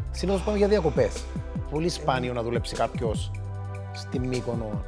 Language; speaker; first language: Greek; native; Greek